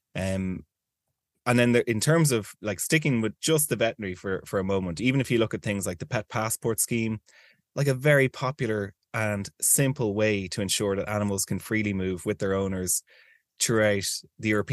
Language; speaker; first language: English; native; English